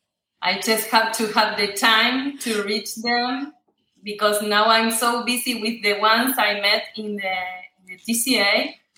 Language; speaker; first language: English; non-native, fluent; Spanish